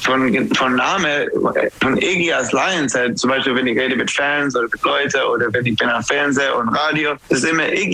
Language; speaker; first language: German; non-native, fluent; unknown